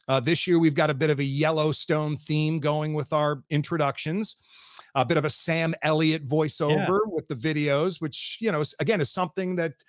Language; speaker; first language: English; native; English